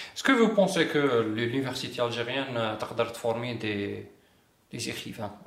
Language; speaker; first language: French; non-native, local second language; Arabic